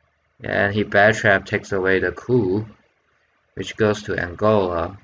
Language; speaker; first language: English; non-native, fluent; Chinese